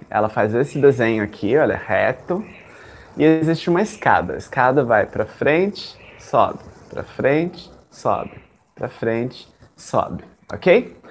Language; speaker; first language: Portuguese; native; Portuguese